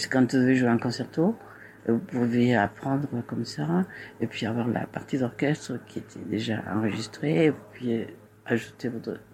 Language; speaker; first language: French; non-native, fluent; Spanish